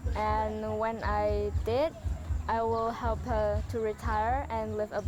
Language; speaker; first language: English; non-native, fluent; Khmer